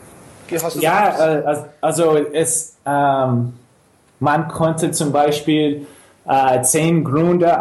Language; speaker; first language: German; non-native, fluent; English